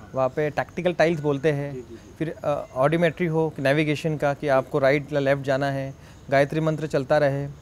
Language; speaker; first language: Hindi; non-native, local second language; Marathi